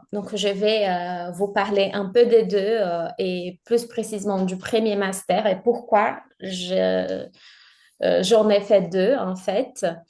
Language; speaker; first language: French; non-native, fluent; Portuguese